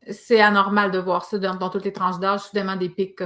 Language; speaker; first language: French; native; French